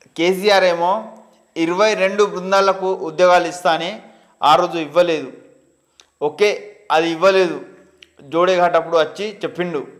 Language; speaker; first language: Telugu; non-native, local second language; Gondi